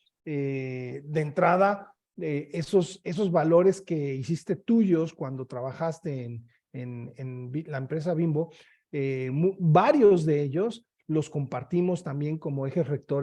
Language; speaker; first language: Spanish; native; Spanish